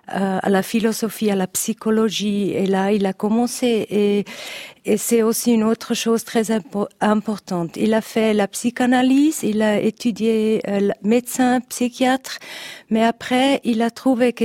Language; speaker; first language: French; non-native, learner; Italian